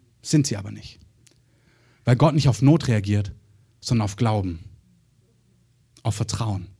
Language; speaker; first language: German; native; German